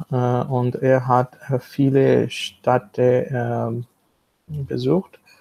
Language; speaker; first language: German; non-native, learner; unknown